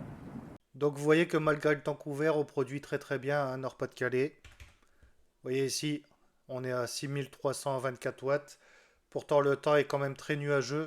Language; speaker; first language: French; native; French